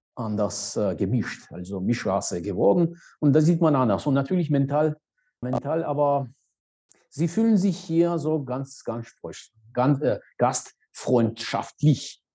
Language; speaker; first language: German; non-native, fluent; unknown